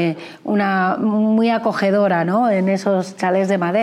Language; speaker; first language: Spanish; native; Spanish